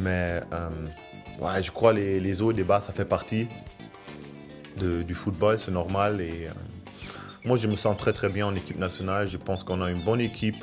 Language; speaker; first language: French; non-native, fluent; German